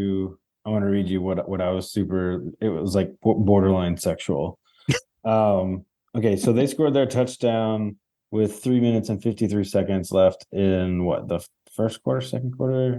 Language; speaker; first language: English; native; English